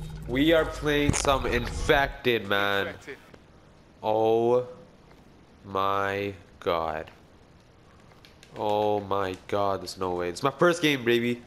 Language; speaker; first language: English; native; English